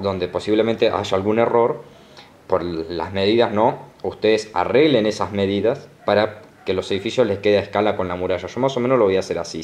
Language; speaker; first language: Spanish; native; Spanish